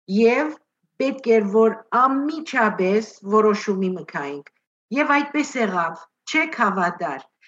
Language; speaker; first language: Armenian; early bilingual, heritage; Armenian